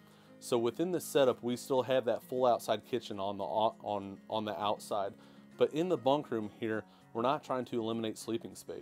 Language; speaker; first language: English; native; English